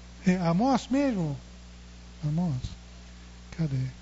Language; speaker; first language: Portuguese; non-native, fluent; English